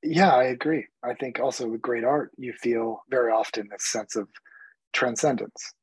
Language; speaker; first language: English; early bilingual, other home language; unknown